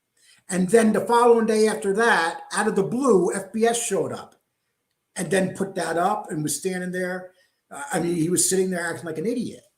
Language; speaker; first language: English; native; English